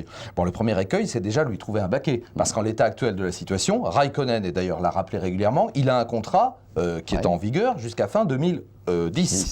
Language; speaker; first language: French; native; French